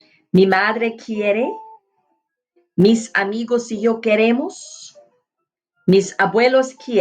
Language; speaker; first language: Spanish; non-native, fluent; English